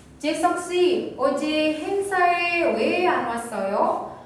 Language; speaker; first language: Korean; non-native, fluent; Indonesian